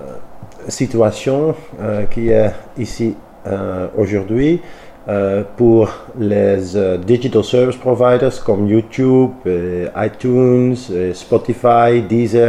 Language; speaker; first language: French; non-native, learner; Dutch